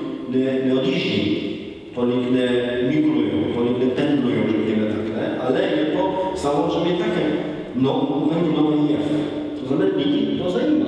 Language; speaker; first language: Czech; non-native, fluent; Polish